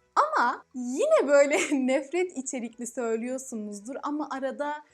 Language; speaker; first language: Turkish; early bilingual, heritage; Arabic